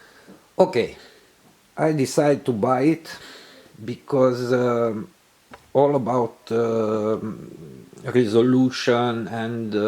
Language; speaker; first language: English; non-native, learner; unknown